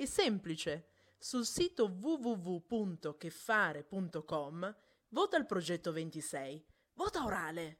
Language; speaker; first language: Italian; native; Italian